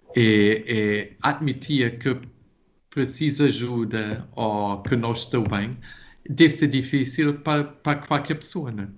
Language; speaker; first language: Portuguese; non-native, fluent; German